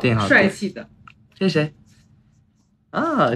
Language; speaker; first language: Chinese; non-native, learner; Japanese